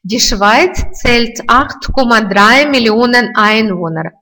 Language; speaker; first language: German; non-native, fluent; Russian